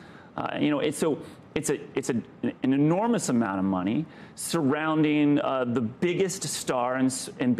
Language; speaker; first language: English; native; English